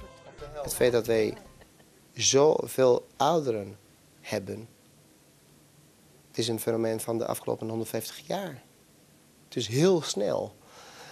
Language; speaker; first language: Dutch; non-native, fluent; Italian